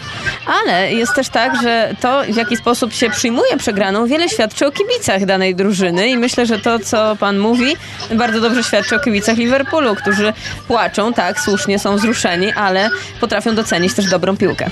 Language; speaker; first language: Polish; native; Polish